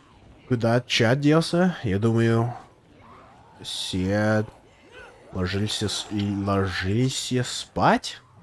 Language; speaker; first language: Russian; non-native, learner; English